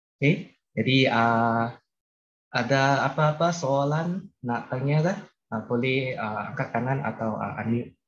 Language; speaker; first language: Malay; non-native, local second language; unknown